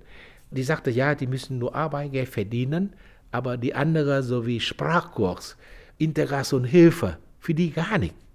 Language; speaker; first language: German; non-native, fluent; Vietnamese